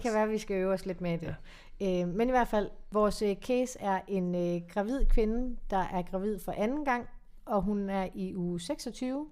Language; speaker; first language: Danish; native; Danish